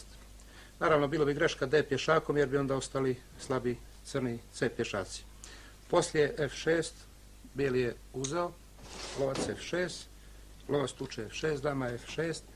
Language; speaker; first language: Bosnian; native; Bosnian